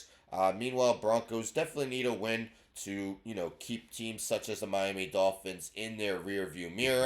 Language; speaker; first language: English; native; English